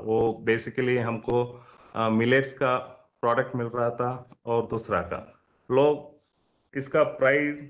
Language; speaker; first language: Hindi; non-native, local second language; Kannada